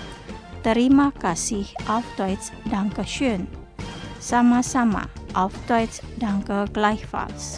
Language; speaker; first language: German; non-native, fluent; Indonesian